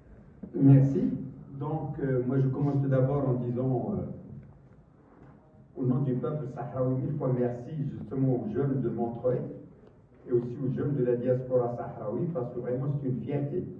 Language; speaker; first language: French; non-native, fluent; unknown